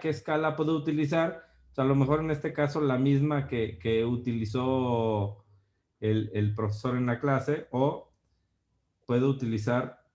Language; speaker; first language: Spanish; native; Spanish